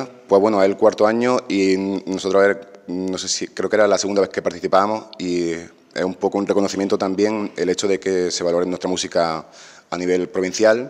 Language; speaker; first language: Spanish; native; Spanish